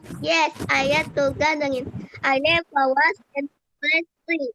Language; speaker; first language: English; non-native, learner; Indonesian